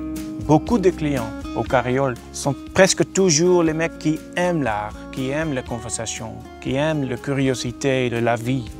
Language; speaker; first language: French; non-native, learner; Dutch